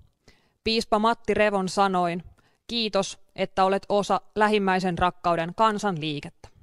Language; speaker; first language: Finnish; native; Finnish